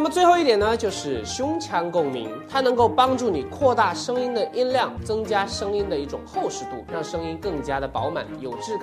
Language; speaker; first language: Chinese; native; Chinese